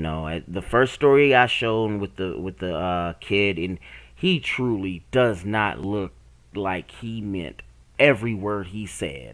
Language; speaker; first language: English; native; English